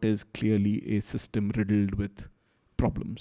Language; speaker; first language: English; non-native, local second language; Marathi